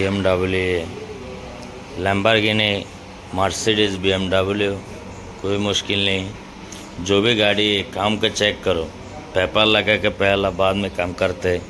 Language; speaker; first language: Hindi; non-native, local second language; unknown